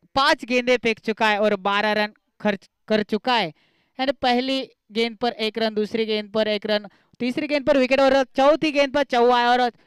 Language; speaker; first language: Hindi; non-native, local second language; Marathi